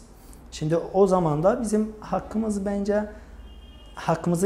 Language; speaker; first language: Turkish; non-native, fluent; Arabic